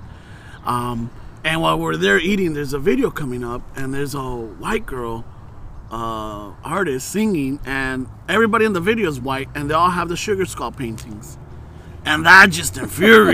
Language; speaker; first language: English; early bilingual, other home language; Spanish